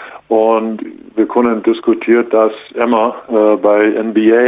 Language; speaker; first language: German; non-native, learner; English